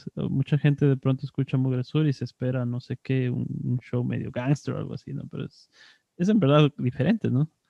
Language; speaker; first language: Spanish; native; Spanish